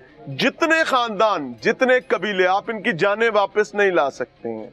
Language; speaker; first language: Urdu; native; Urdu